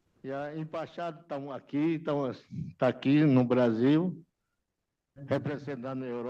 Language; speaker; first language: Portuguese; non-native, local second language; Yanomámi